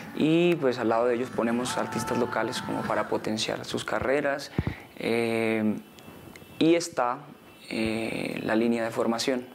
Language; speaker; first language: Spanish; native; Spanish